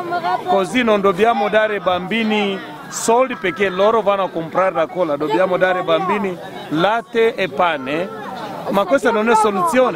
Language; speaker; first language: Italian; non-native, fluent; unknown